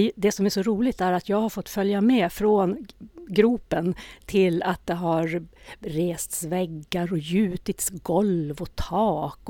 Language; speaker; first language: Swedish; native; Swedish